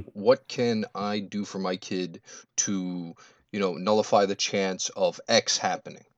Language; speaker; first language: English; early bilingual, other home language; Albanian